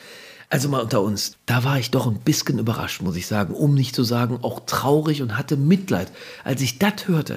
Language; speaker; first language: German; native; German